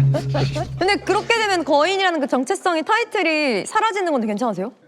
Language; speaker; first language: Korean; native; Korean